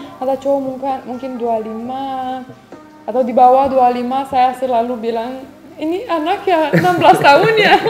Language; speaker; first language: Indonesian; non-native, fluent; Romanian